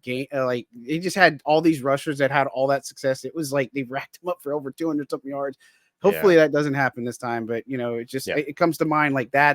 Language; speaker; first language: English; native; English